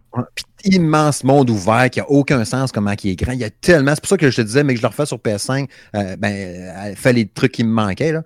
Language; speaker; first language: French; native; French